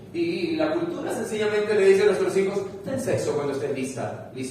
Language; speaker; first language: Spanish; native; Spanish